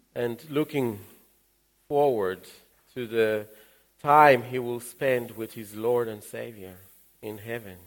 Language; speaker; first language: English; early bilingual, other home language; Russian